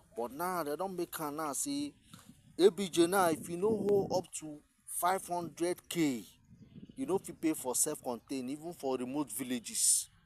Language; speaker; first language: Nigerian Pidgin; non-native, local second language; Igbo